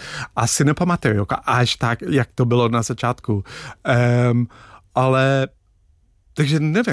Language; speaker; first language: Czech; non-native, fluent; English